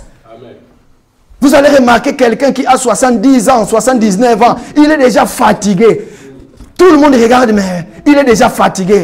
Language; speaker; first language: French; non-native, local second language; Lingala